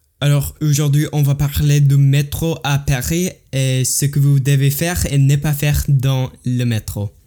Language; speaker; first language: French; non-native, learner; English